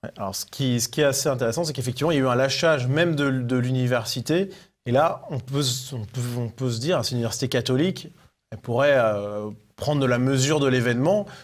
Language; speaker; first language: French; native; French